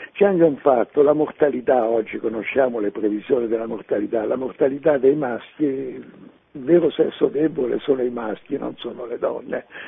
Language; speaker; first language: Italian; native; Italian